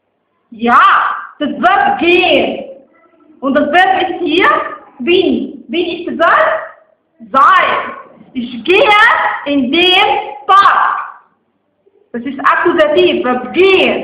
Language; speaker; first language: German; non-native, fluent; Arabic